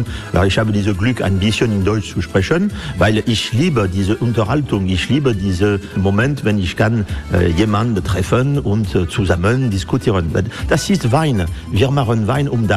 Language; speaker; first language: German; non-native, fluent; French